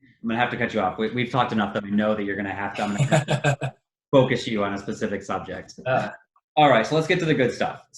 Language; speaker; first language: English; native; English